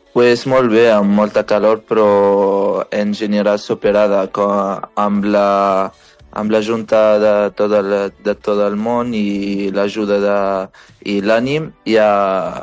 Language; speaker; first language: Catalan; non-native, fluent; Arabic